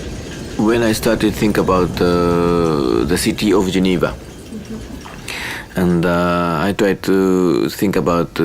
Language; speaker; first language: English; non-native, fluent; Japanese